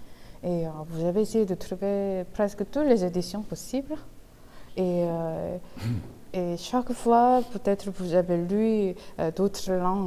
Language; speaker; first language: French; non-native, fluent; Korean